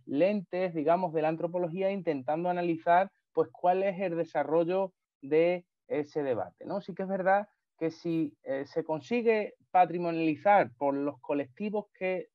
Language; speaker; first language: Spanish; native; Spanish